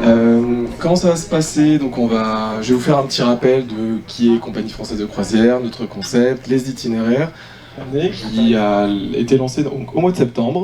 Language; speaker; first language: French; native; French